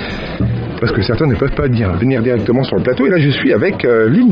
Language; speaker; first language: French; native; French